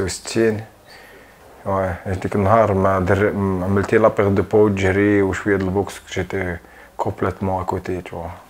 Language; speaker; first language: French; early bilingual, other home language; Arabic